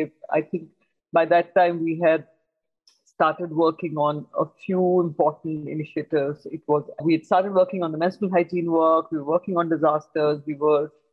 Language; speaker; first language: English; non-native, local second language; Hindi